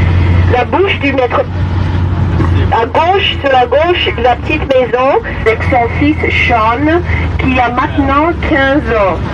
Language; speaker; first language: French; non-native, fluent; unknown